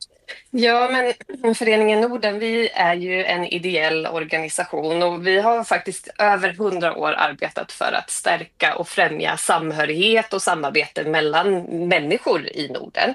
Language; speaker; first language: Swedish; native; Swedish